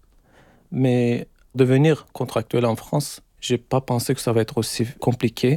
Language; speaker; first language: French; non-native, learner; Turkish